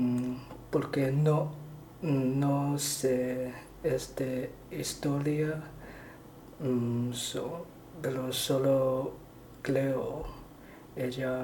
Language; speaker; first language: Spanish; non-native, learner; Chinese